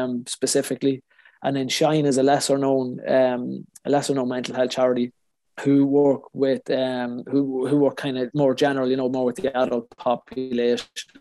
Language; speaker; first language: English; native; English